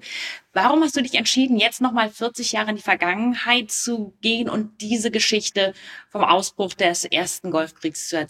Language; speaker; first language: German; native; German